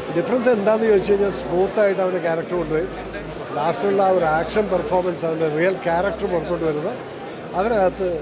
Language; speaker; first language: Malayalam; native; Malayalam